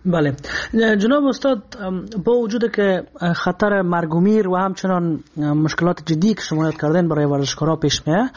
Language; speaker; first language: Persian; native; Persian